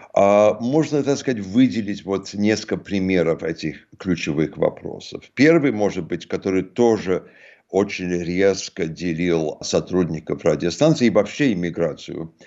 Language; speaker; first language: Russian; early bilingual, heritage; Russian